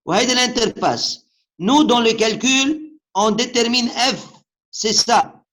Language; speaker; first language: French; non-native, local second language; Arabic